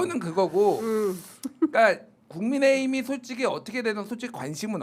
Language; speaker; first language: Korean; native; Korean